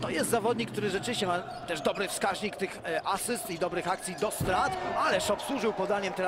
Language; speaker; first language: Polish; native; Polish